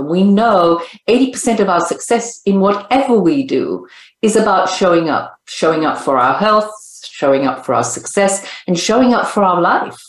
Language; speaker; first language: English; native; English